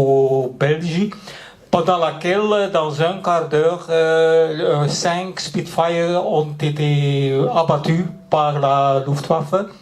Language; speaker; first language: French; non-native, local second language; Dutch